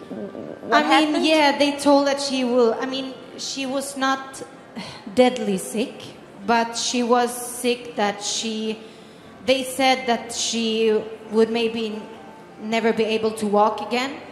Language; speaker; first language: English; non-native, fluent; Swedish